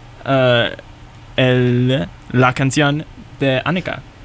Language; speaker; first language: Spanish; non-native, learner; English